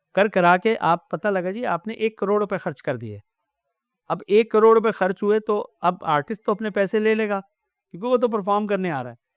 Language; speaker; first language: Urdu; native; Urdu